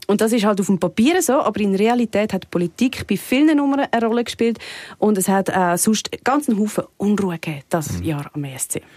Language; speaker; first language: German; native; German